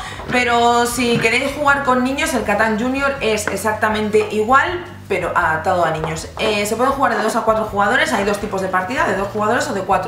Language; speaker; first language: Spanish; native; Spanish